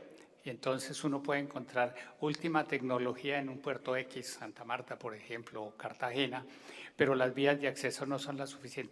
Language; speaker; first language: Spanish; native; Spanish